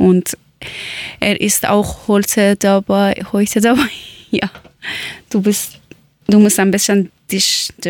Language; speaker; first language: German; non-native, local second language; Persian